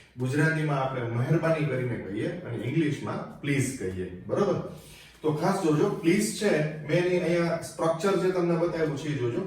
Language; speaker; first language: Gujarati; native; Gujarati